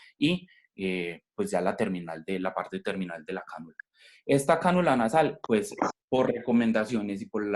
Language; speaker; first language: Spanish; native; Spanish